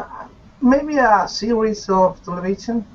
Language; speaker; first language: English; non-native, learner; Spanish